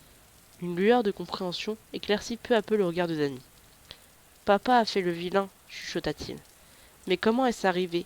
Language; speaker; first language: French; native; French